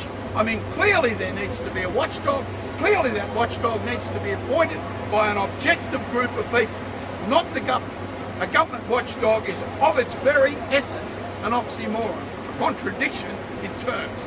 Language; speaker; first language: English; native; English